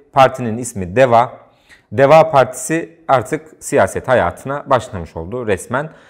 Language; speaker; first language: Turkish; native; Turkish